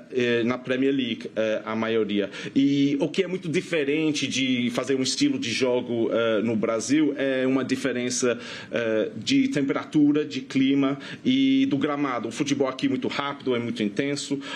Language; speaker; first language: Portuguese; non-native, fluent; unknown